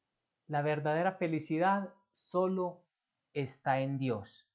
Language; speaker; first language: Spanish; native; Spanish